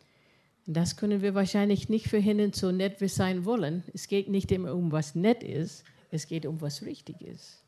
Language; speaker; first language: German; non-native, fluent; English